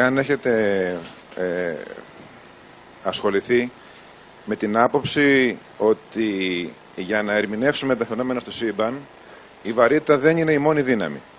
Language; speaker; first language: Greek; native; Greek